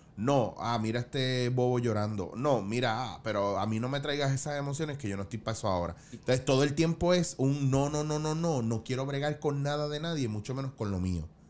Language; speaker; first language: Spanish; native; Spanish